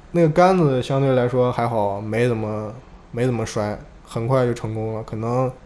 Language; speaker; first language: Chinese; native; Chinese